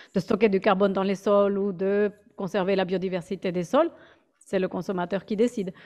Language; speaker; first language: French; non-native, fluent; Spanish